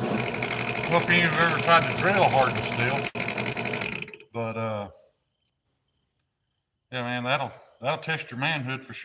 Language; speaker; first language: English; native; English